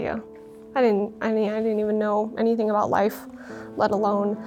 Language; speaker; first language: English; early bilingual, other home language; Vietnamese